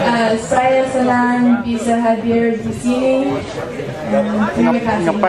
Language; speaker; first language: Indonesian; non-native, learner; English